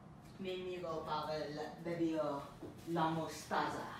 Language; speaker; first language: Spanish; non-native, learner; English